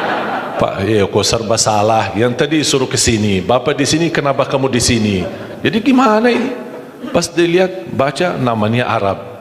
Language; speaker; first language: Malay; non-native, fluent; Arabic